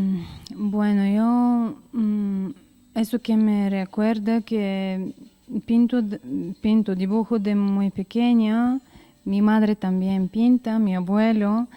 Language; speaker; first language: Spanish; non-native, learner; Bulgarian